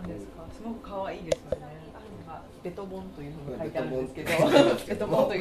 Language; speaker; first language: Japanese; native; Japanese